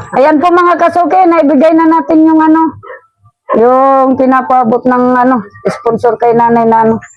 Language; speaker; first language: Filipino; non-native, local second language; Bikol